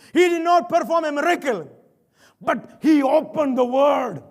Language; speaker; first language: English; non-native, local second language; Malayalam